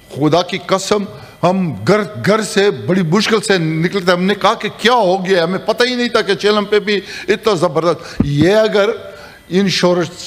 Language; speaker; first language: Urdu; native; Urdu